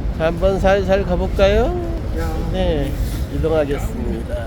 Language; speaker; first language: Korean; native; Korean